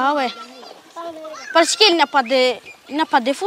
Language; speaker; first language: French; non-native, learner; Malagasy